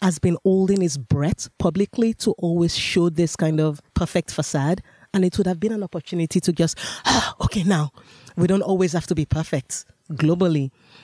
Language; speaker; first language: English; non-native, local second language; Yoruba